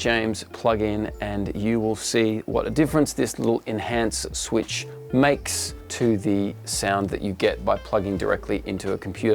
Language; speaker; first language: English; native; English